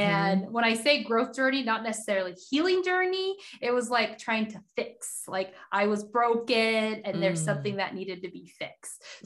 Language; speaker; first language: English; early bilingual, other home language; Haitian Creole